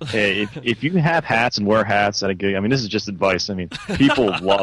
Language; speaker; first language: English; native; English